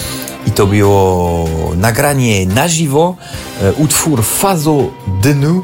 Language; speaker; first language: Polish; non-native, fluent; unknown